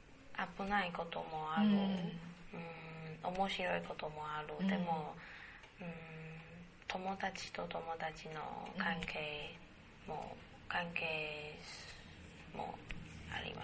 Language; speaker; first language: Japanese; non-native, learner; Chinese